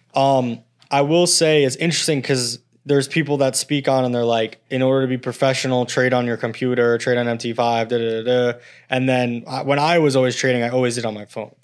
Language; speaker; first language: English; native; English